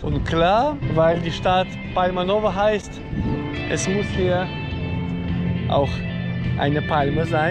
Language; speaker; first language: German; non-native, fluent; Ukrainian